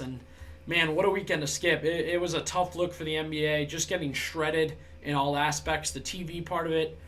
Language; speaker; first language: English; native; English